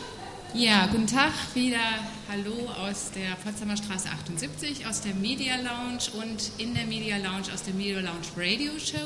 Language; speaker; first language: German; native; German